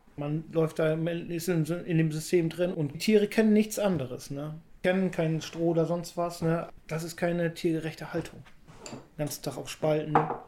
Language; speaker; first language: German; native; German